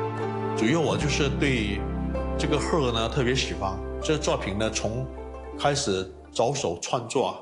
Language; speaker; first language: Chinese; native; Chinese